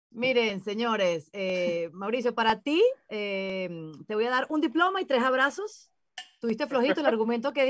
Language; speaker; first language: Spanish; native; Spanish